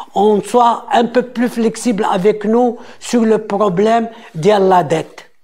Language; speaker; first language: French; non-native, local second language; Arabic